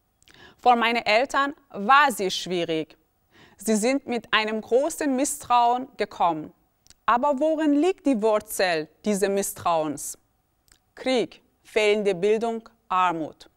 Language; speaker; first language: German; early bilingual, other home language; Persian